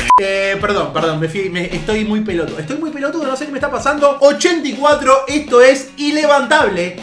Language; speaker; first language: Spanish; native; Spanish